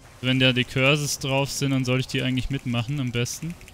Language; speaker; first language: German; native; German